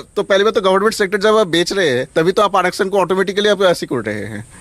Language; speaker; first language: Hindi; non-native, local second language; Bangla